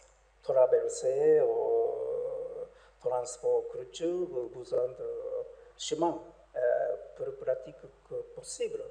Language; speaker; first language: French; non-native, learner; Japanese